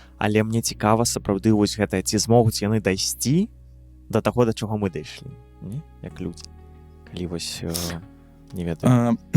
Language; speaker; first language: Belarusian; non-native, local second language; Russian